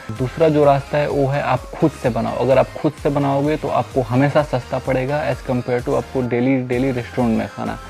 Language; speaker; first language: Hindi; native; Hindi